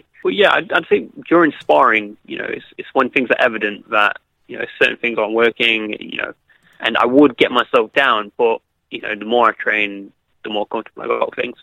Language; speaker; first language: English; native; English